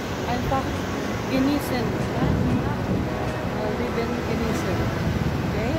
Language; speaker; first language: German; non-native, learner; Filipino